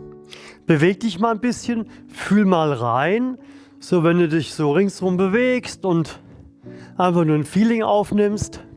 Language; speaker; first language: German; native; German